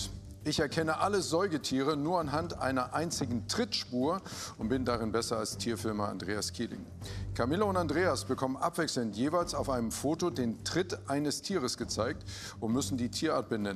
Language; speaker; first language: German; native; German